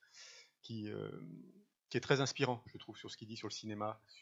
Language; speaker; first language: French; native; French